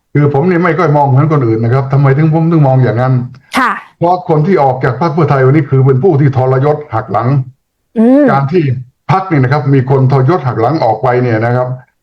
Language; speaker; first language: Thai; native; Thai